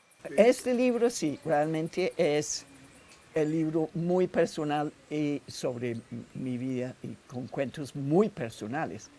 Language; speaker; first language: Spanish; non-native, fluent; English